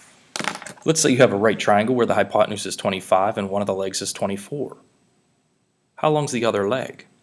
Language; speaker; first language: English; native; English